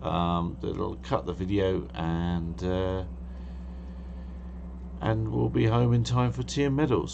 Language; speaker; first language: English; native; English